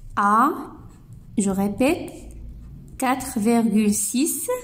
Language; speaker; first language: French; non-native, local second language; Arabic